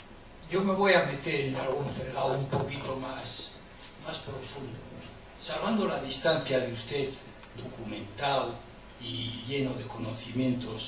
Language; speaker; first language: Spanish; native; Spanish